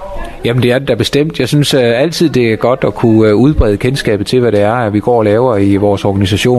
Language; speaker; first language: Danish; native; Danish